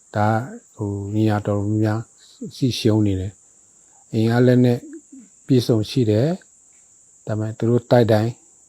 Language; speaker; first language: Burmese; non-native, local second language; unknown